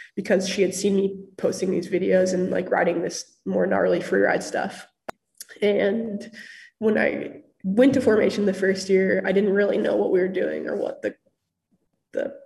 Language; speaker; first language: English; native; English